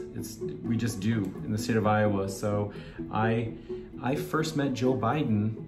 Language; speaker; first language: English; native; English